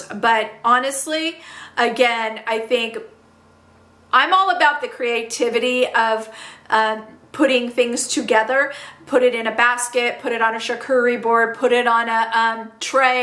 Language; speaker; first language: English; native; English